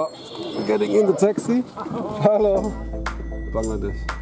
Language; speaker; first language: English; non-native, fluent; German